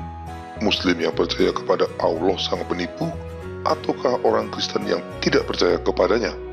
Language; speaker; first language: Indonesian; native; Indonesian